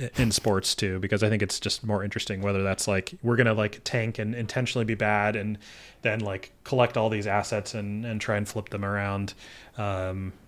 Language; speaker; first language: English; native; English